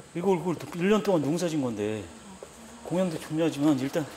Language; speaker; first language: Korean; native; Korean